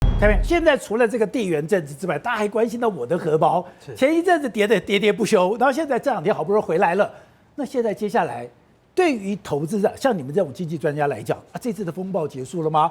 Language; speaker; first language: Chinese; native; Chinese